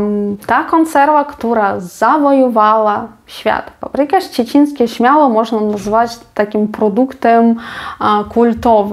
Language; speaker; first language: Polish; non-native, fluent; Ukrainian